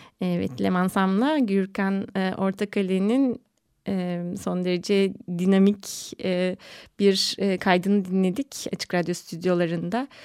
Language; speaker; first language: Turkish; native; Turkish